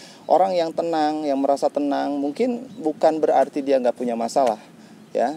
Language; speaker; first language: Indonesian; native; Indonesian